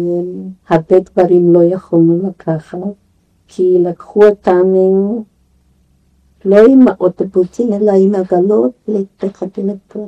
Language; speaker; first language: Hebrew; non-native, fluent; Yiddish